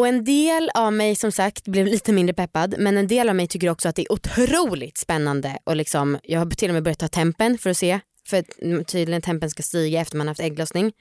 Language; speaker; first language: Swedish; native; Swedish